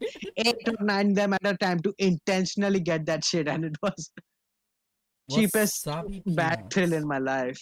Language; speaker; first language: English; non-native, local second language; Bangla